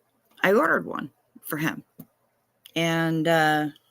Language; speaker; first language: English; native; English